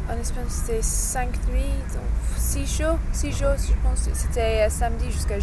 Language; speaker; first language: French; non-native, learner; English